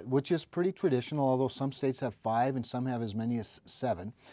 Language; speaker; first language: English; native; English